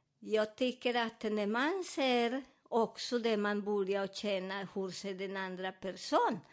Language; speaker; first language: Swedish; non-native, learner; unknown